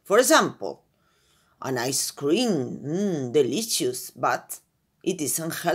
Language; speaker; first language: English; non-native, fluent; Spanish